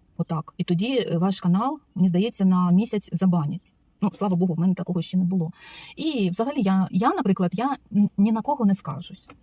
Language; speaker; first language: Ukrainian; non-native, local second language; Russian